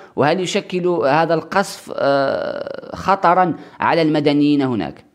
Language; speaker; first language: Arabic; native; Arabic